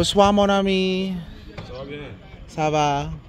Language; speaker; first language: French; non-native, learner; Filipino